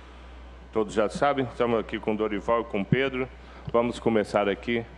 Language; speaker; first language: Portuguese; native; Portuguese